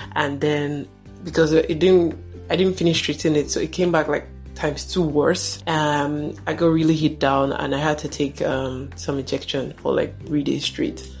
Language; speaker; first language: English; non-native, local second language; Yoruba